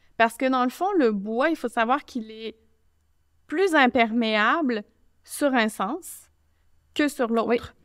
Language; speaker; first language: French; native; French